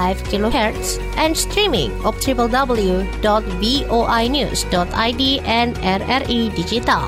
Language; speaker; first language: Dutch; non-native, fluent; Indonesian